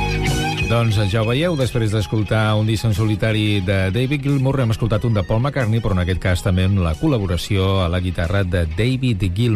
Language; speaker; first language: Catalan; native; Catalan